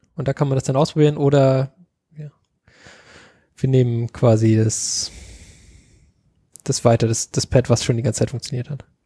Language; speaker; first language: German; native; German